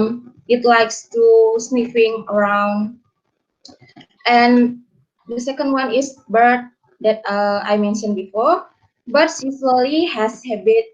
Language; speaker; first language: English; non-native, learner; Indonesian